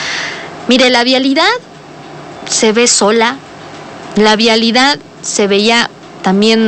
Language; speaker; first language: Spanish; native; Spanish